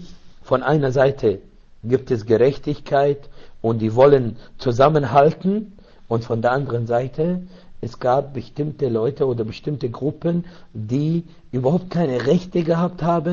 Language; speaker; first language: German; non-native, learner; Arabic